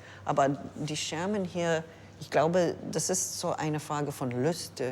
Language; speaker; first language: German; non-native, learner; English